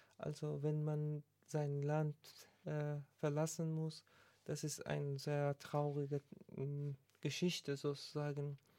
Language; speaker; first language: German; non-native, learner; Persian